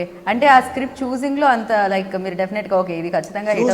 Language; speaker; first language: Telugu; native; Telugu